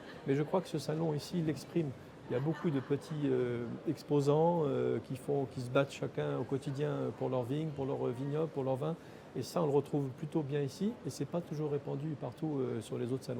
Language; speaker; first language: French; native; French